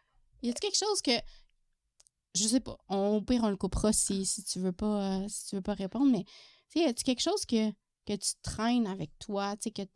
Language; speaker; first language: French; native; French